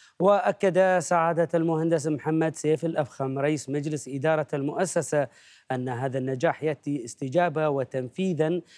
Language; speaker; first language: Arabic; native; Arabic